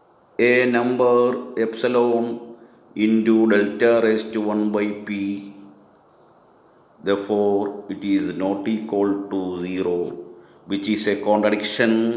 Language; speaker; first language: English; non-native, local second language; Malayalam